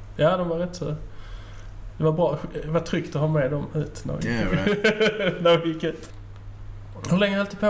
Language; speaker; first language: Swedish; native; Swedish